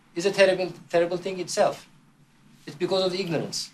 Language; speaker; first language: English; non-native, fluent; Turkish